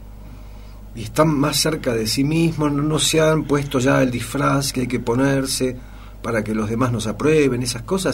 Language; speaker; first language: Spanish; native; Spanish